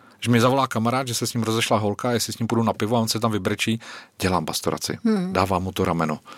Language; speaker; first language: Czech; native; Czech